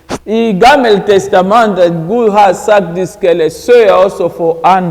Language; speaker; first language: Swedish; non-native, fluent; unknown